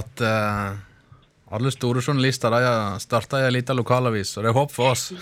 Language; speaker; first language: Norwegian; native; Norwegian